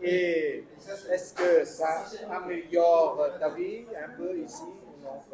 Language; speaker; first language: French; non-native, fluent; Vietnamese